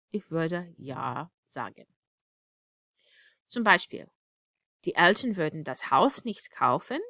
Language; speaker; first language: German; non-native, fluent; English